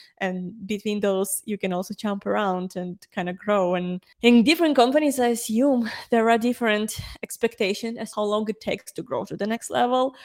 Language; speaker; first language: English; non-native, fluent; Ukrainian